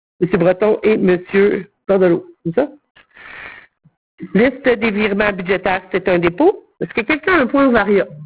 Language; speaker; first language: French; native; French